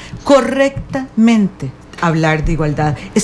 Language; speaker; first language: Spanish; native; Spanish